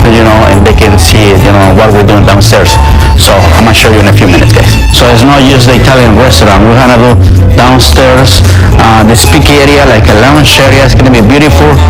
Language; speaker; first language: English; non-native, fluent; Spanish